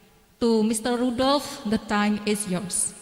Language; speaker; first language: English; non-native, learner; Indonesian